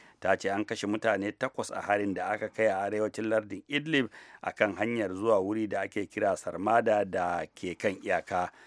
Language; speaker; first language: Hausa; native; Hausa